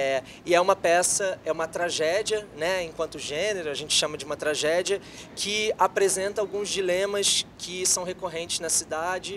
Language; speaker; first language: Portuguese; native; Portuguese